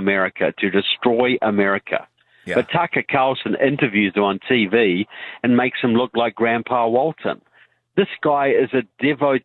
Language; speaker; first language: English; native; English